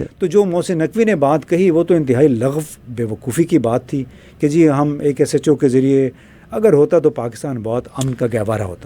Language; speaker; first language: Urdu; native; Urdu